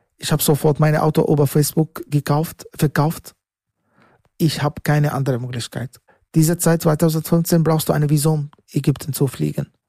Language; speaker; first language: German; non-native, learner; Arabic